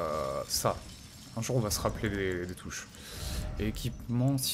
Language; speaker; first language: French; native; French